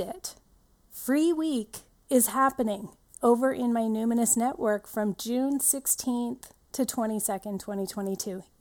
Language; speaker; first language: English; native; English